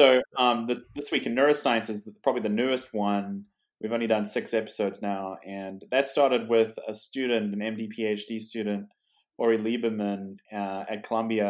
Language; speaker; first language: English; native; English